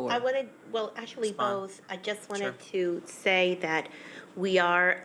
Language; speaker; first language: English; early bilingual, other home language; Spanish